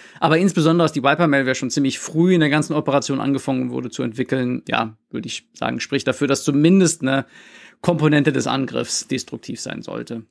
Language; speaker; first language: German; native; German